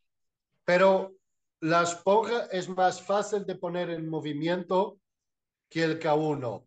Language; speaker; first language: Spanish; non-native, fluent; Portuguese